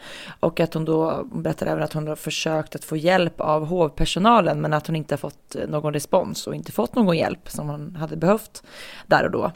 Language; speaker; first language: Swedish; native; Swedish